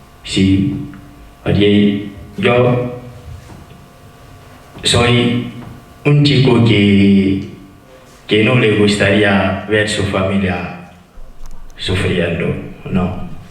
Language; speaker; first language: Spanish; non-native, fluent; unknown